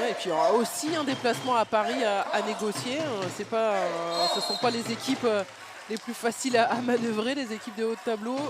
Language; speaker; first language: French; native; French